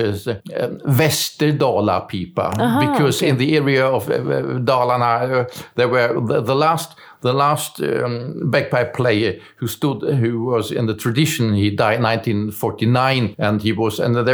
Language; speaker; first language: English; non-native, fluent; German